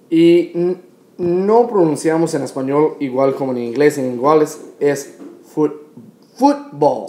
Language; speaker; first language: Spanish; non-native, fluent; English